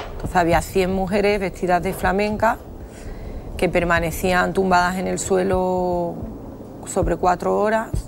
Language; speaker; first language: Spanish; native; Spanish